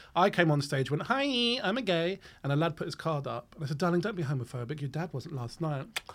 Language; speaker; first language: English; native; English